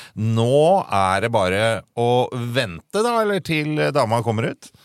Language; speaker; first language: Norwegian; native; Norwegian